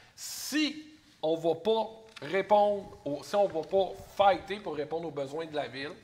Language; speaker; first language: French; native; French